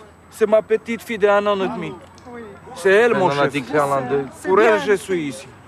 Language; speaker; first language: French; non-native, learner; Romanian